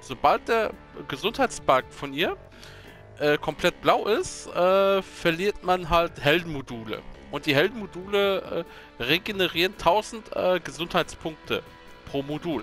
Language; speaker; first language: German; native; German